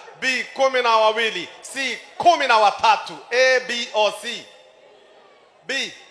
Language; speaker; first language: Swahili; non-native, local second language; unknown